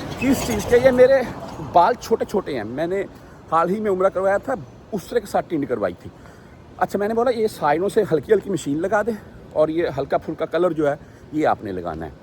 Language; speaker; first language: Urdu; non-native, local second language; Punjabi